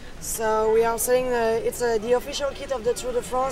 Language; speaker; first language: English; non-native, learner; French